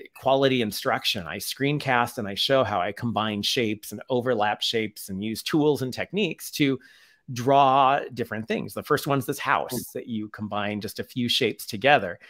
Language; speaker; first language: English; native; English